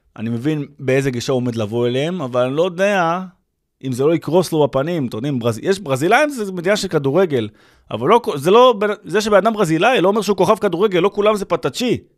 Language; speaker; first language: Hebrew; native; Hebrew